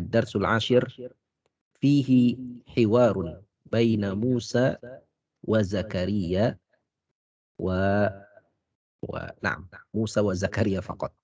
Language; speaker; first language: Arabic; non-native, fluent; Indonesian